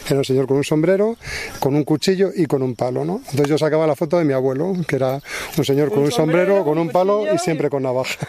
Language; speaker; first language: Spanish; native; Spanish